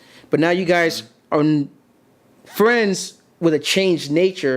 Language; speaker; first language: English; native; English